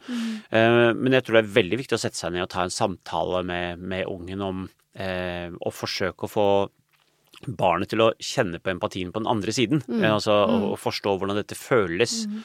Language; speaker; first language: Norwegian; early bilingual, other home language; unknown